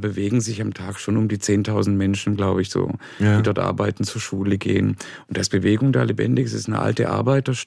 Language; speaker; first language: German; native; German